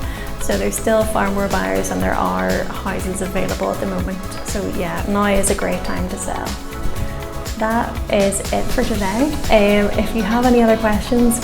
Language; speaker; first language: English; native; English